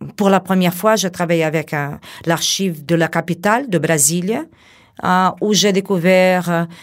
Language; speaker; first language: French; non-native, fluent; Portuguese